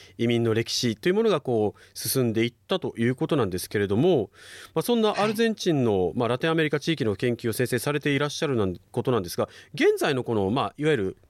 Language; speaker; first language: Japanese; native; Japanese